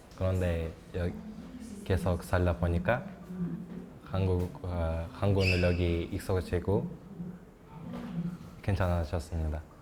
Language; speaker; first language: Korean; non-native, learner; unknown